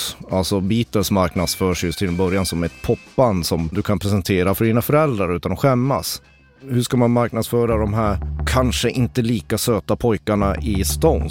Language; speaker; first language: Swedish; native; Swedish